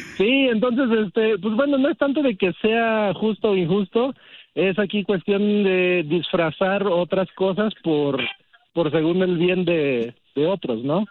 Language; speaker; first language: Spanish; early bilingual, heritage; Spanish